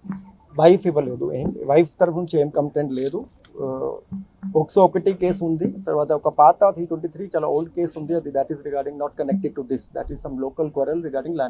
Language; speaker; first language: Telugu; non-native, fluent; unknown